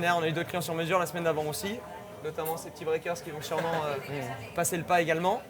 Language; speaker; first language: French; native; French